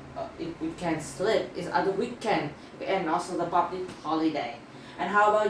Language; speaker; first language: English; non-native, learner; Vietnamese